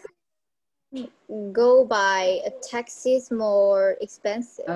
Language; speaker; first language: English; non-native, learner; Vietnamese